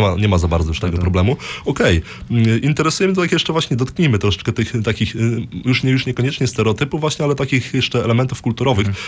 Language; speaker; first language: Polish; native; Polish